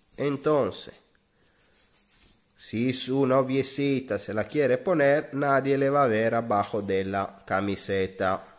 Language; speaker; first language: Spanish; non-native, learner; Italian